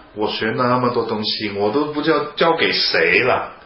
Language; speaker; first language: Chinese; non-native, fluent; Cantonese